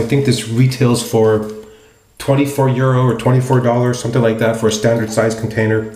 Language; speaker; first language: English; native; English